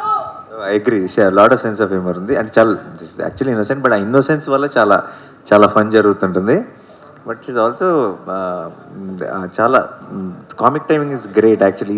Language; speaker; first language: Telugu; native; Telugu